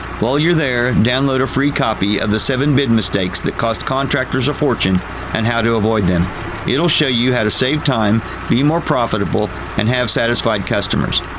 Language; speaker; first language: English; native; English